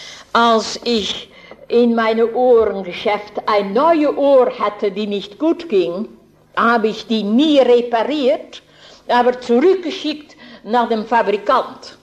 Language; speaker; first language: German; non-native, fluent; Dutch